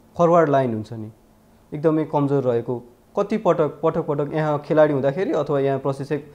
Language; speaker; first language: Nepali; native; Nepali